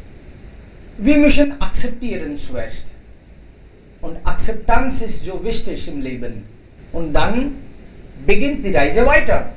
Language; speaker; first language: German; non-native, fluent; Hindi